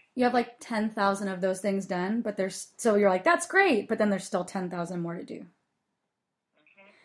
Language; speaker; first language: English; native; English